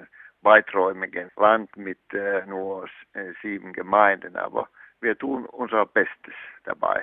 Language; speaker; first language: German; non-native, fluent; Finnish